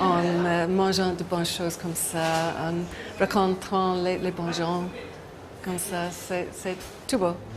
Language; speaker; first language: French; non-native, fluent; English